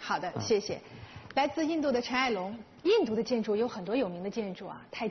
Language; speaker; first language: Chinese; native; Chinese